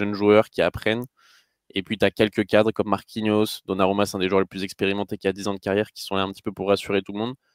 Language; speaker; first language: French; native; French